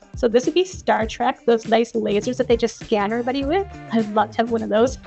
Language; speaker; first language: English; native; English